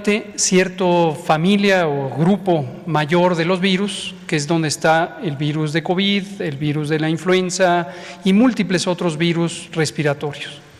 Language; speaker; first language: Spanish; native; Spanish